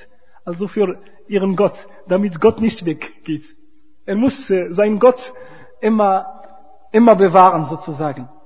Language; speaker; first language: German; non-native, fluent; Arabic